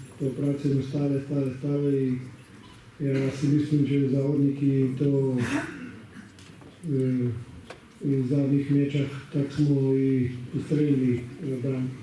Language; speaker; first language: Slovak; non-native, learner; Slovenian